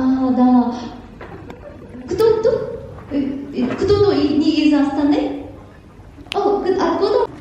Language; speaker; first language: Russian; non-native, fluent; Korean